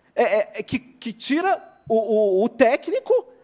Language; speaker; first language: Portuguese; native; Portuguese